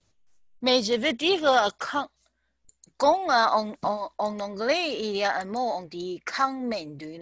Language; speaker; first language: French; non-native, learner; Chinese